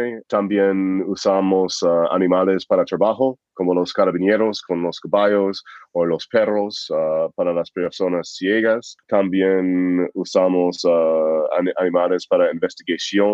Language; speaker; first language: Spanish; non-native, fluent; English